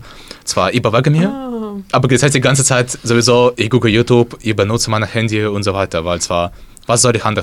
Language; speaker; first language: German; non-native, learner; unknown